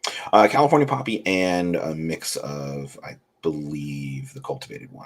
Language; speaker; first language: English; native; English